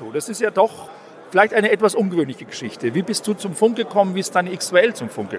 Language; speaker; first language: German; native; German